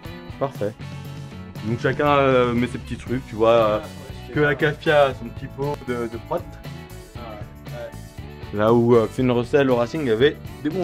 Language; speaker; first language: French; native; French